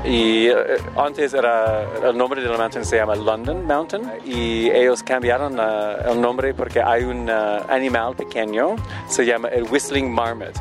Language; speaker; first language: Spanish; non-native, learner; English